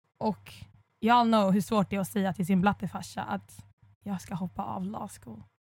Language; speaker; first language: Swedish; early bilingual, other home language; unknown